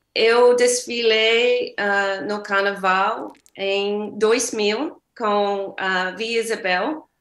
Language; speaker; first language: Portuguese; non-native, learner; English